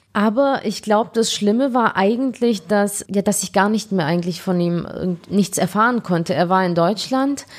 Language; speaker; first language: German; early bilingual, other home language; Turkish